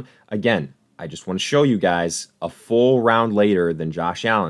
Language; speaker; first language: English; native; English